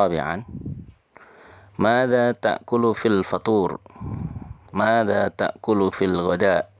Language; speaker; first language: Arabic; non-native, fluent; Indonesian